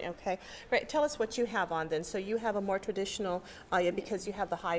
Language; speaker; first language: English; native; English